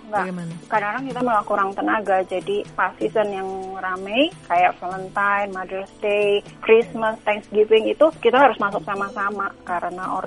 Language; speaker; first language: Indonesian; native; Indonesian